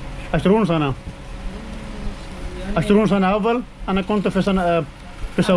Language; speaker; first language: Arabic; non-native, learner; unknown